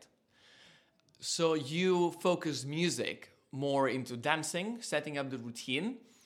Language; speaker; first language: English; non-native, fluent; Spanish